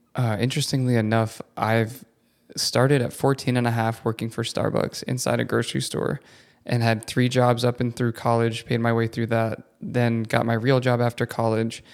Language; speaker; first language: English; early bilingual, other home language; Italian